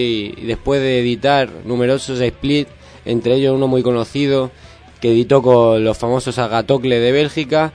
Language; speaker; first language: Spanish; native; Spanish